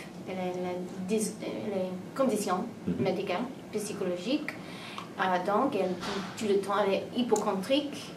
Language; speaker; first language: French; non-native, learner; English